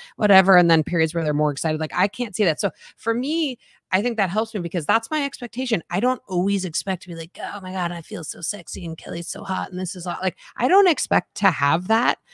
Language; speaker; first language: English; native; English